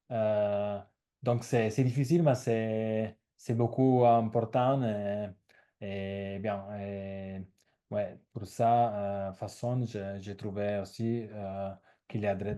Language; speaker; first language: French; non-native, learner; Italian